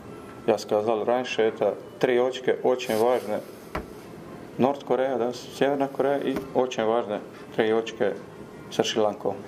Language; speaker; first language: Russian; non-native, learner; Croatian